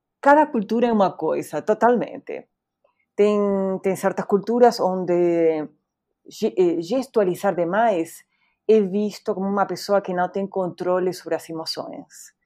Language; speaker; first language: Portuguese; non-native, fluent; Spanish